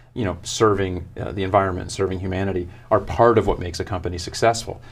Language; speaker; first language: English; native; English